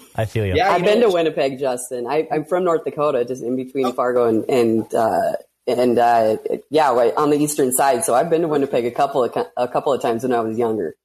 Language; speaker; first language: English; native; English